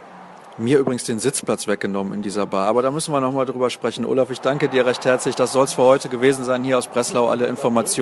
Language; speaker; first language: German; native; German